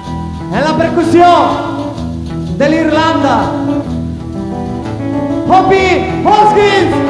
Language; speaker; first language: Catalan; non-native, learner; Galician